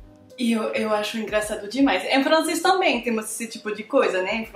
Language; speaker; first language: Portuguese; non-native, fluent; French